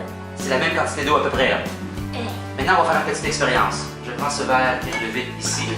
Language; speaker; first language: French; native; French